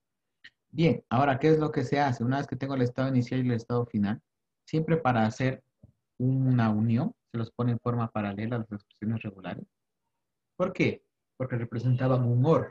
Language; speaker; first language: Spanish; native; Spanish